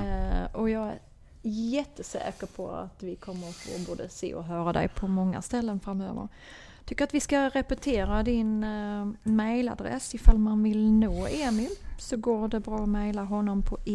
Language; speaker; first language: Swedish; native; Swedish